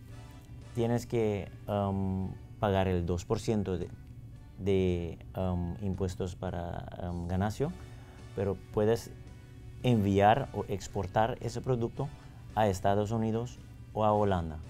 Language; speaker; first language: Spanish; non-native, fluent; Papiamento